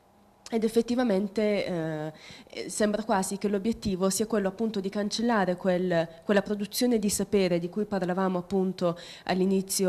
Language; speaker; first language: Italian; native; Italian